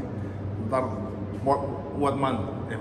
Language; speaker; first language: English; non-native, learner; Indonesian